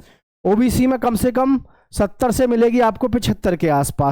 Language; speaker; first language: Hindi; native; Hindi